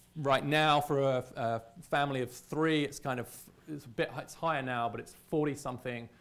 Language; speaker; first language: English; native; English